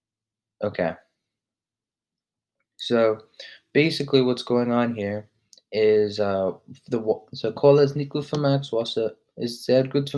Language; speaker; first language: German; non-native, learner; English